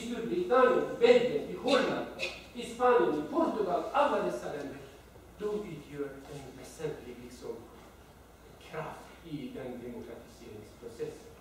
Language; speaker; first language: Swedish; non-native, fluent; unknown